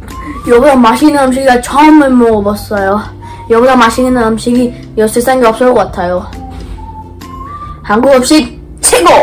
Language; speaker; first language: Korean; early bilingual, other home language; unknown